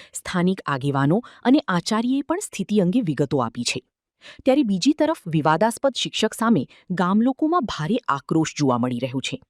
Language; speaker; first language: Gujarati; native; Gujarati